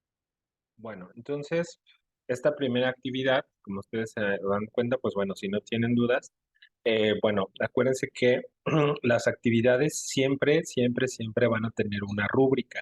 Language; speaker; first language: Spanish; native; Spanish